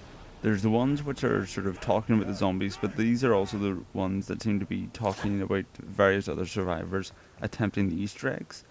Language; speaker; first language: English; native; English